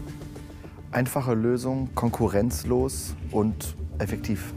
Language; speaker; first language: German; native; German